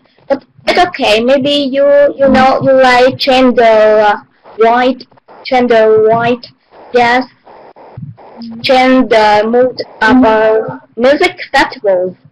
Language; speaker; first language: English; non-native, learner; Vietnamese